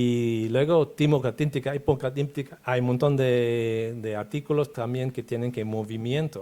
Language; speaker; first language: Spanish; non-native, fluent; English